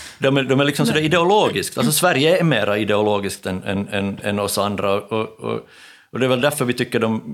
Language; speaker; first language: Swedish; native; Swedish